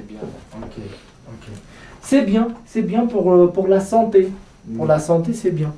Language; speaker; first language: French; non-native, fluent; Kurdish